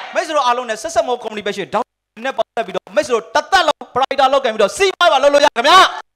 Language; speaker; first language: Burmese; native; Burmese